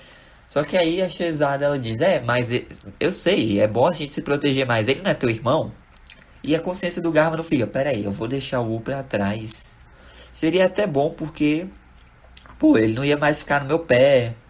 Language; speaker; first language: Portuguese; native; Portuguese